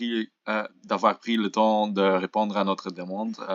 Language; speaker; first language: French; non-native, local second language; Dutch